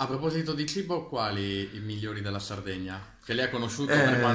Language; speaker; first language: Italian; native; Italian